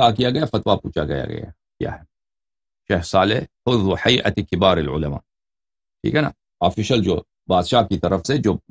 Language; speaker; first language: Urdu; non-native, fluent; Persian